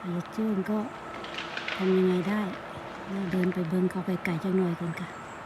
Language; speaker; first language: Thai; non-native, local second language; Northeastern Thai